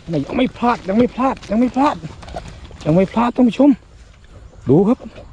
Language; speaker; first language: Thai; native; Thai